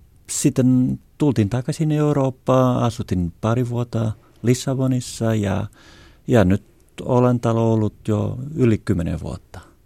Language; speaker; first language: Finnish; non-native, fluent; Portuguese